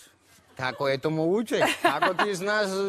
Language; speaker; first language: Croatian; non-native, learner; Spanish